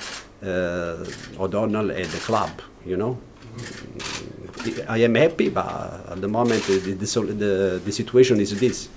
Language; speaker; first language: English; non-native, learner; Italian